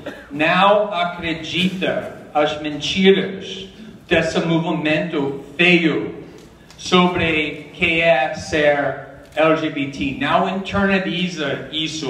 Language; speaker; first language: Portuguese; non-native, fluent; English